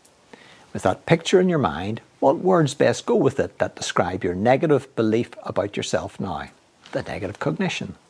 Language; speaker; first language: English; native; English